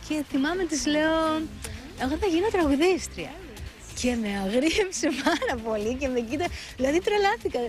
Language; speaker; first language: Greek; early bilingual, heritage; Greek